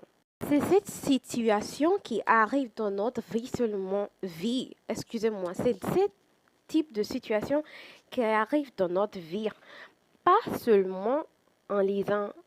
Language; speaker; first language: French; non-native, fluent; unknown